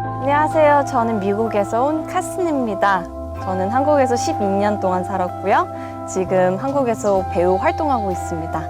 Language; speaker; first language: Korean; non-native, fluent; English